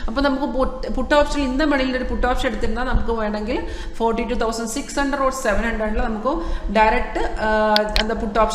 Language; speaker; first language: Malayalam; non-native, fluent; Tamil